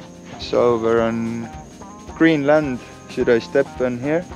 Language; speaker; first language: English; non-native, fluent; Estonian